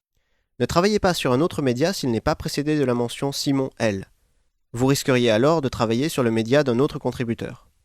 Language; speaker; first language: French; native; French